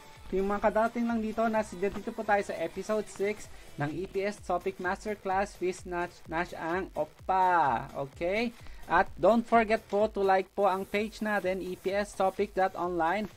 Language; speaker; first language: Filipino; native; Filipino